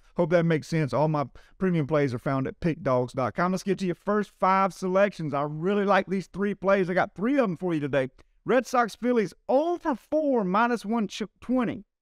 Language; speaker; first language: English; native; English